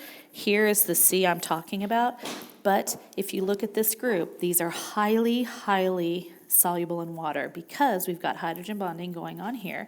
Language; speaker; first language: English; native; English